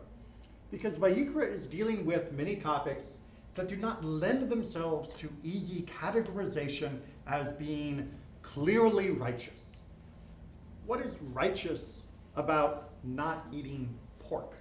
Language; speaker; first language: English; native; English